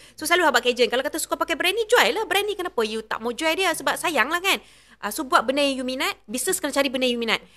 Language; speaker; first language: Malay; native; Malay